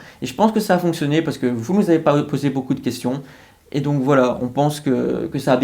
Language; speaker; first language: French; native; French